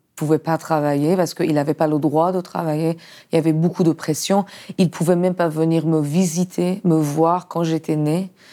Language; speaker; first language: French; non-native, fluent; Persian